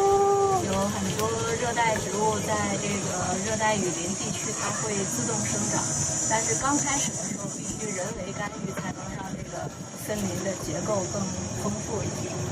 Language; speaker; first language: Chinese; native; Chinese